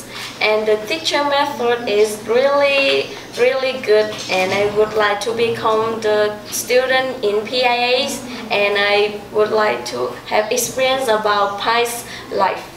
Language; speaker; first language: English; non-native, learner; Vietnamese